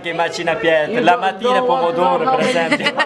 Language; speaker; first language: Italian; non-native, learner; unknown